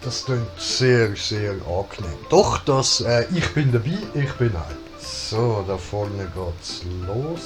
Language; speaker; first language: German; native; German